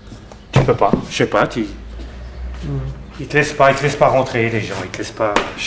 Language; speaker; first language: French; native; French